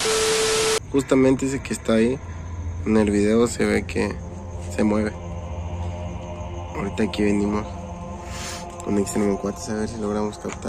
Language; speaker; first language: Spanish; native; Spanish